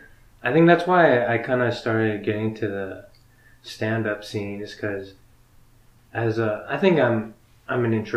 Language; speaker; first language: English; early bilingual, other home language; Spanish